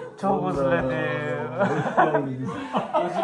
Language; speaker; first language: Turkish; non-native, learner; Korean